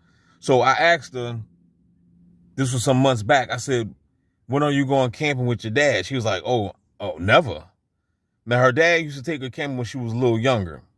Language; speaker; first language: English; native; English